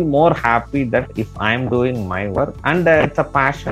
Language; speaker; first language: English; non-native, local second language; Tamil